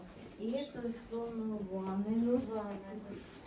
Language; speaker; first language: Russian; non-native, local second language; Uzbek